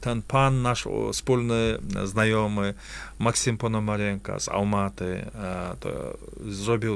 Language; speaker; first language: Polish; non-native, fluent; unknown